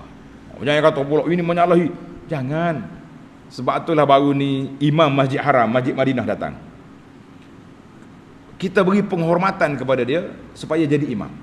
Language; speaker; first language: Malay; native; Malay